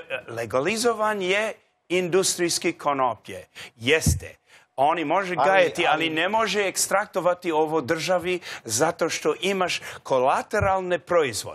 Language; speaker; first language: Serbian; non-native, learner; English